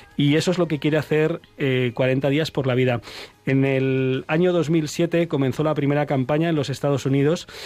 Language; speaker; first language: Spanish; native; Spanish